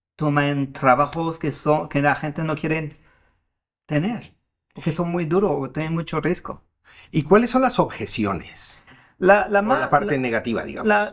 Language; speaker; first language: Spanish; non-native, fluent; French